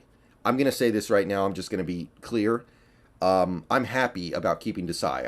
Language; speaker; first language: English; native; English